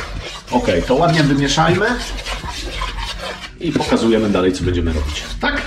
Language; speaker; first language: Polish; native; Polish